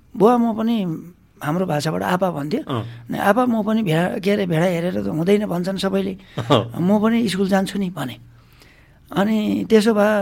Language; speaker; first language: Nepali; non-native, local second language; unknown